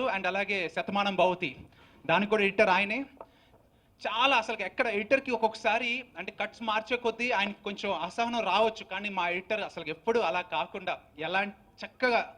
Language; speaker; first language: Telugu; native; Telugu